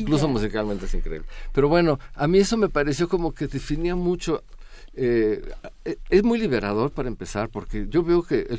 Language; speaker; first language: Spanish; native; Spanish